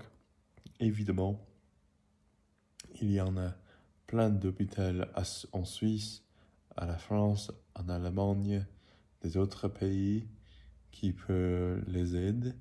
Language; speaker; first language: French; non-native, learner; English